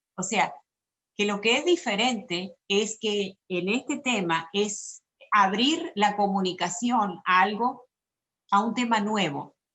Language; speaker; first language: Spanish; native; Spanish